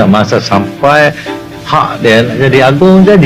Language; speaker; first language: Malay; native; Malay